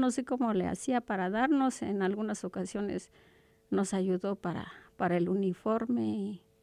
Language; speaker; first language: Spanish; non-native, local second language; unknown